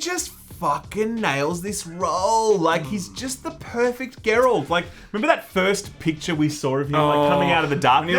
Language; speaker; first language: English; native; English